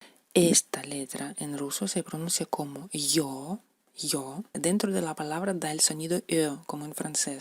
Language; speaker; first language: Spanish; non-native, fluent; Russian